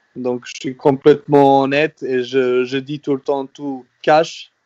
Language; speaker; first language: French; non-native, fluent; Serbian